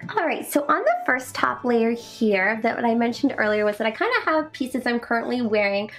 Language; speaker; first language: English; native; English